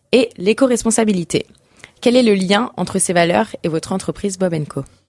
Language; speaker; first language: French; native; French